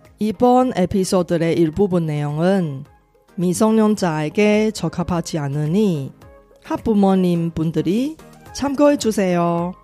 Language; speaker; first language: Korean; non-native, fluent; Chinese